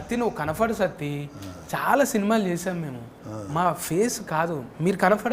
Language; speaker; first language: Telugu; native; Telugu